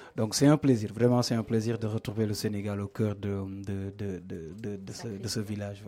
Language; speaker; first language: French; non-native, local second language; Wolof